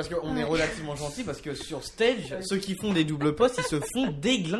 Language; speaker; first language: French; native; French